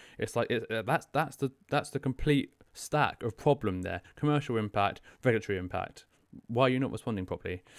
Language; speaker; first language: English; native; English